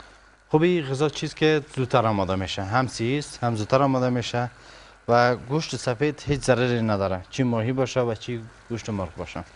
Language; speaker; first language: Persian; native; Persian